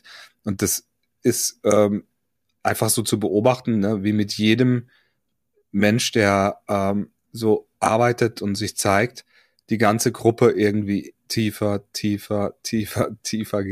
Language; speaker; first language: German; native; German